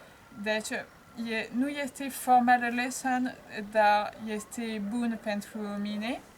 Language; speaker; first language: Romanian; non-native, learner; French